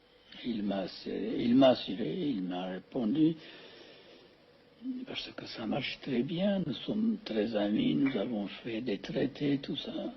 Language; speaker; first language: French; non-native, fluent; Amharic